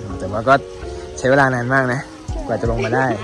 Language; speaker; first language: Thai; native; Thai